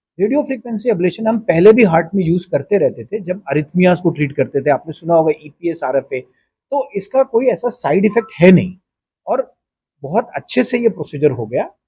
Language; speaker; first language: Hindi; native; Hindi